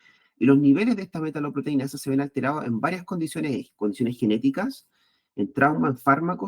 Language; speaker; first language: Spanish; native; Spanish